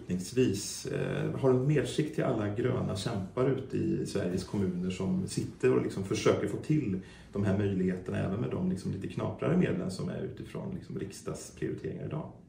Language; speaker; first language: Swedish; native; Swedish